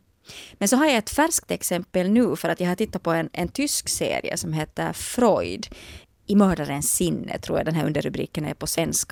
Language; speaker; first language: Swedish; native; Swedish